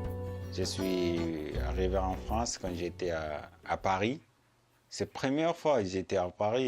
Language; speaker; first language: French; non-native, learner; Arabic